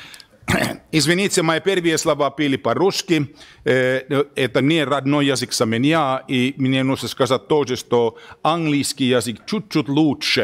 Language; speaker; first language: Russian; non-native, learner; Finnish